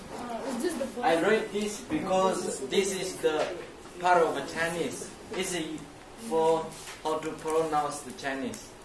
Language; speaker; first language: English; non-native, learner; Chinese